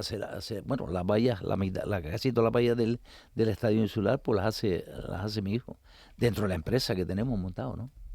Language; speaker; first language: Spanish; native; Spanish